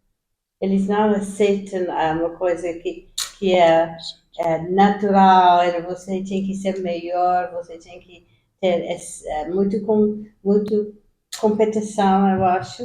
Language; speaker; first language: Portuguese; non-native, fluent; English